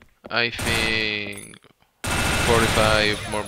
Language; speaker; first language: English; non-native, learner; Spanish